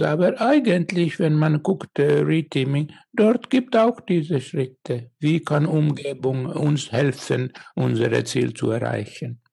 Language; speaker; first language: German; non-native, learner; Finnish